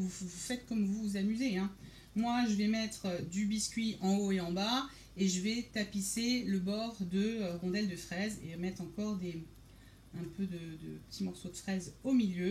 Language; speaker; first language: French; native; French